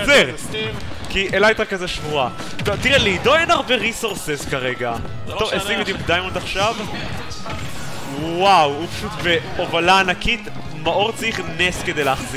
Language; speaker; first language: Hebrew; native; Hebrew